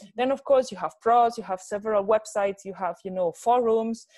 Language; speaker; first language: English; non-native, fluent; Spanish